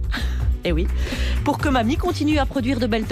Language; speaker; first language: French; native; French